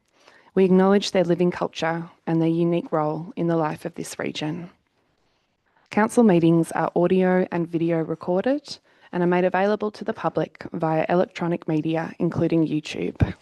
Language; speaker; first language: English; native; English